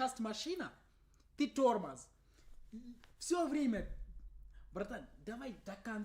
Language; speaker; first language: Russian; non-native, learner; English